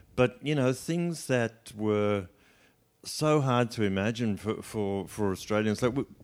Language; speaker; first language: English; native; English